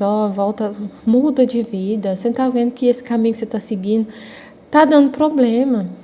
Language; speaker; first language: Portuguese; native; Portuguese